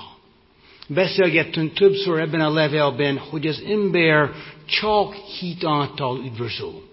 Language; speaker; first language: Hungarian; non-native, fluent; English